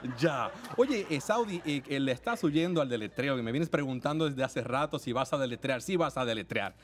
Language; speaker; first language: Spanish; native; Spanish